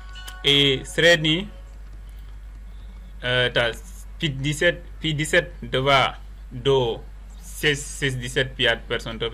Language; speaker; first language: Russian; non-native, learner; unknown